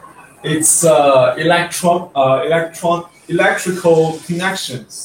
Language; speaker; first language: English; non-native, learner; Chinese